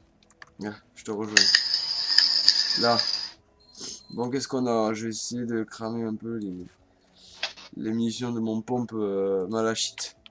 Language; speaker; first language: French; native; French